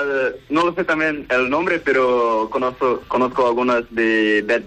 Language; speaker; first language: Spanish; non-native, learner; Portuguese